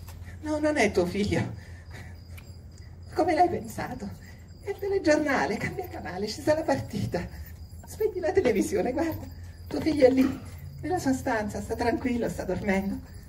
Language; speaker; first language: Italian; native; Italian